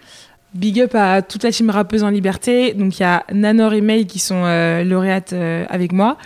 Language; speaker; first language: French; native; French